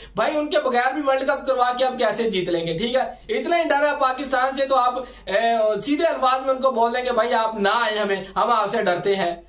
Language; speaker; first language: Urdu; non-native, local second language; Punjabi